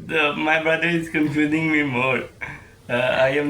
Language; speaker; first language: English; non-native, local second language; Urdu